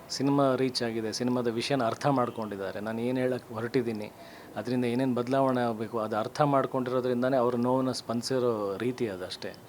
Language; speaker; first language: Kannada; native; Kannada